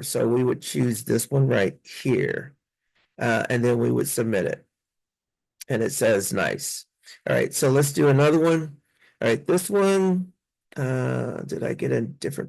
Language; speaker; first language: English; native; English